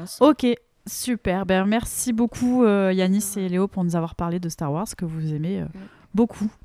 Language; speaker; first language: French; native; French